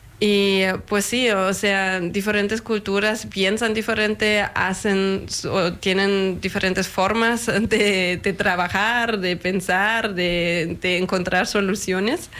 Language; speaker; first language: Spanish; non-native, fluent; German